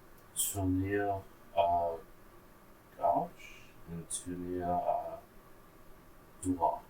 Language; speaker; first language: French; non-native, learner; English